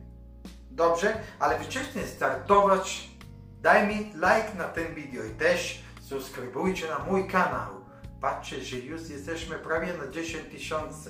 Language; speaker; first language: Polish; non-native, learner; Italian